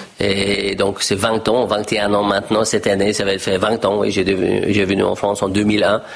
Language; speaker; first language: French; non-native, fluent; English